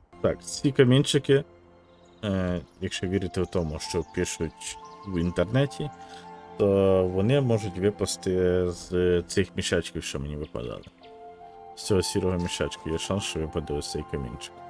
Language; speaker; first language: Ukrainian; native; Ukrainian